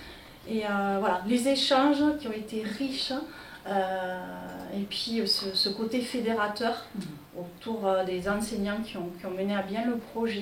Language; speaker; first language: French; native; French